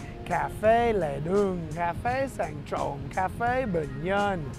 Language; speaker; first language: Vietnamese; early bilingual, heritage; English